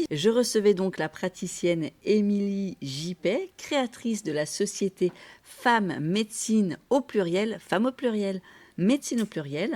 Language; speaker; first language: French; native; French